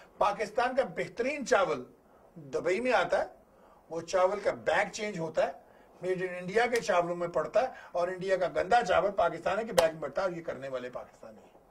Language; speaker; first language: Urdu; native; Urdu